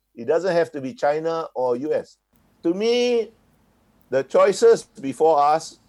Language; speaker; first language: English; native; English